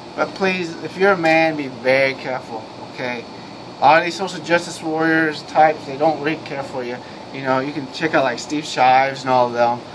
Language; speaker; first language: English; native; English